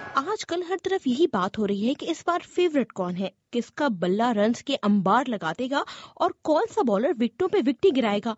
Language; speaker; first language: Urdu; native; Urdu